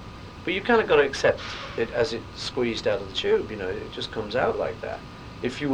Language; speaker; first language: English; native; English